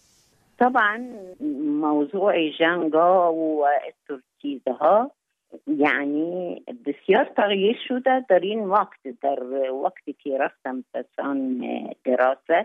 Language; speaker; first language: Persian; non-native, fluent; Arabic